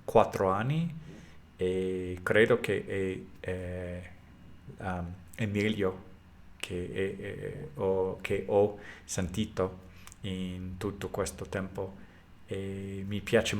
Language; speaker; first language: Italian; non-native, learner; English